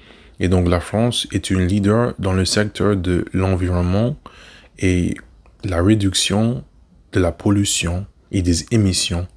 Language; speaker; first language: French; non-native, learner; English